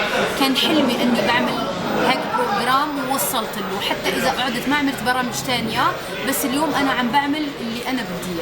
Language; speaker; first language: Arabic; native; Arabic